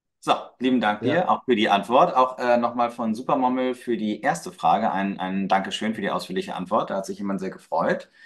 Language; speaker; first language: German; native; German